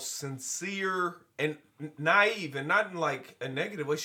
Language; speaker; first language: English; native; English